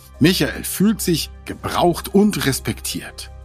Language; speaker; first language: German; native; German